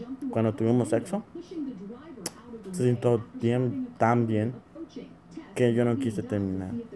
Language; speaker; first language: Spanish; early bilingual, heritage; Spanish